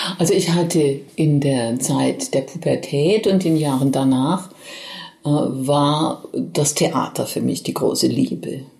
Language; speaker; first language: German; native; German